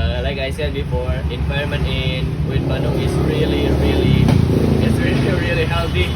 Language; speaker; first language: English; non-native, learner; Indonesian